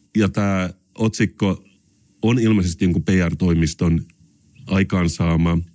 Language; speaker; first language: Finnish; non-native, local second language; Swedish